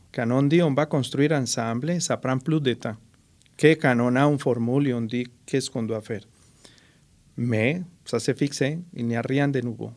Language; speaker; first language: French; non-native, fluent; Spanish